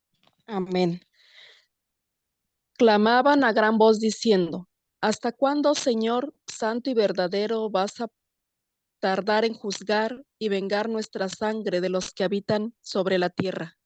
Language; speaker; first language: Spanish; native; Spanish